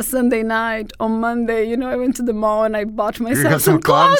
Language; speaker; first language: English; non-native, fluent; Portuguese